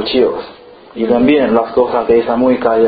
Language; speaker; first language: Spanish; non-native, learner; Chinese